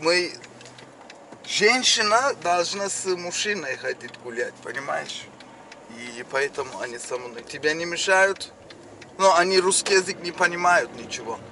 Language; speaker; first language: Russian; non-native, learner; Turkish